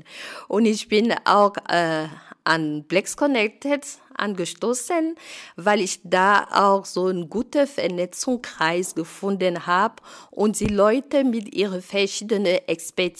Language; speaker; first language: German; non-native, fluent; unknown